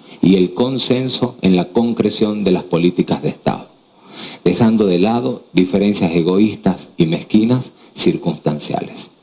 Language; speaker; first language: Spanish; native; Spanish